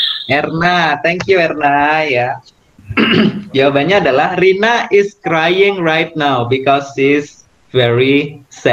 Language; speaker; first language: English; non-native, fluent; Indonesian